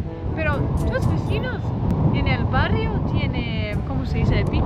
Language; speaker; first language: Spanish; non-native, learner; English